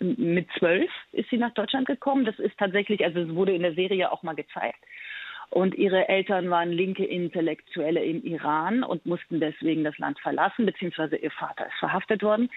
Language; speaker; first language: German; early bilingual, other home language; Persian